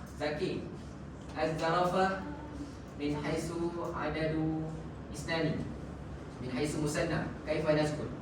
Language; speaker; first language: Arabic; non-native, fluent; Malay